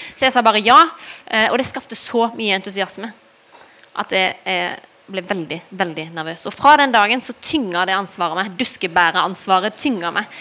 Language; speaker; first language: Norwegian; early bilingual, heritage; Norwegian